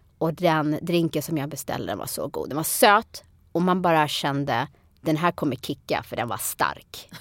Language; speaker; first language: Swedish; early bilingual, other home language; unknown